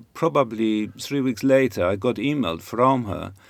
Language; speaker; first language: English; non-native, fluent; Polish